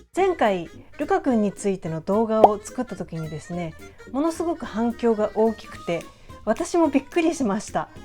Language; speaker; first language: Japanese; native; Japanese